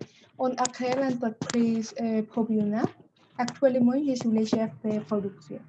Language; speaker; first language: French; non-native, learner; Spanish